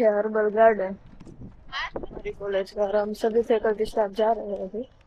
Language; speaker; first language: Hindi; non-native, local second language; Gujarati